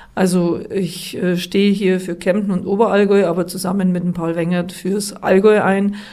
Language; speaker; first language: German; native; German